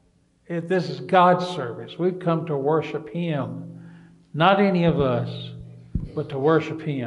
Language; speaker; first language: English; native; English